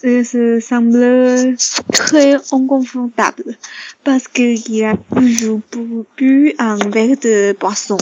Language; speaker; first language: French; non-native, learner; Chinese